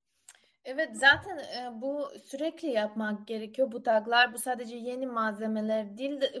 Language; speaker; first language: Turkish; non-native, learner; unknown